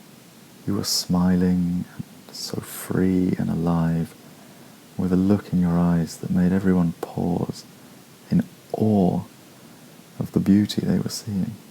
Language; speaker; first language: English; native; English